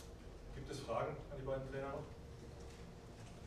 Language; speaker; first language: German; native; German